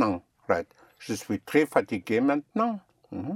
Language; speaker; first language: French; non-native, fluent; English